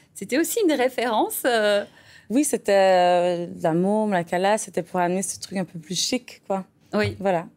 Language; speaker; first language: French; native; French